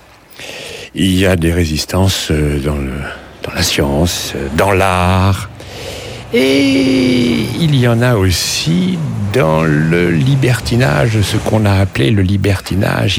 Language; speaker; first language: French; native; French